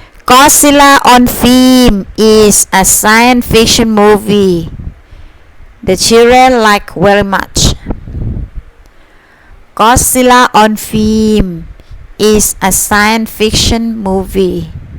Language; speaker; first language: English; non-native, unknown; Thai